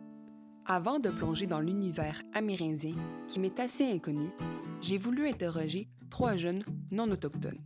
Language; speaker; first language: French; native; French